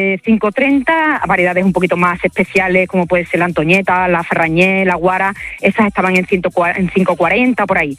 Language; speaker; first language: Spanish; native; Spanish